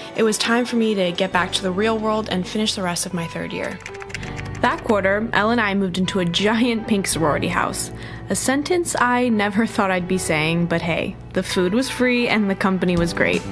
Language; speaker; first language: English; native; English